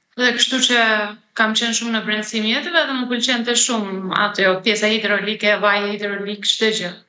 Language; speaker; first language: Albanian; early bilingual, heritage; Turkish